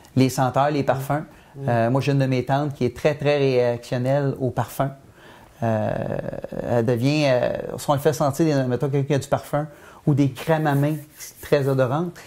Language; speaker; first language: French; native; French